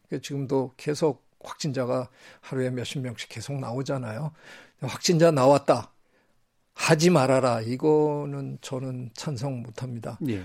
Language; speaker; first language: Korean; native; Korean